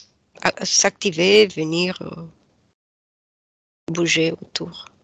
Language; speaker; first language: French; non-native, fluent; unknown